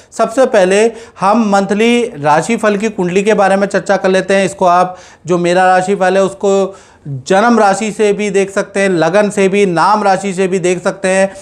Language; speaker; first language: Hindi; non-native, local second language; Gujarati